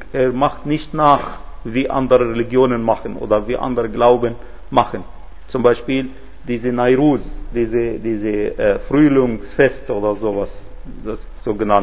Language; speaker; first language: German; non-native, fluent; Arabic